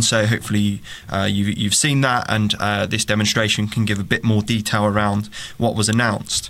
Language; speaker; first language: English; native; English